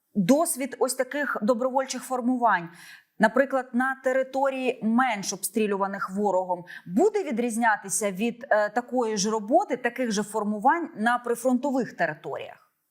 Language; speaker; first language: Ukrainian; native; Ukrainian